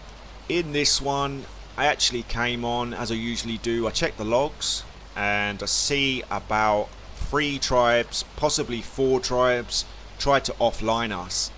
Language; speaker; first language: English; native; English